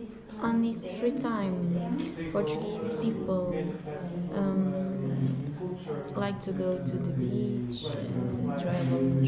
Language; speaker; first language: English; non-native, learner; Portuguese